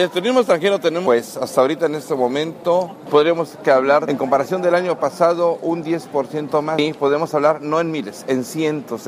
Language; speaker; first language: Spanish; native; Spanish